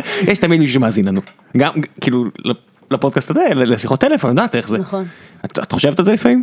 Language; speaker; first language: Hebrew; native; Hebrew